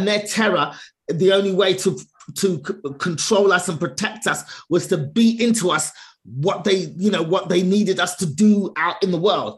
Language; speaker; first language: English; native; English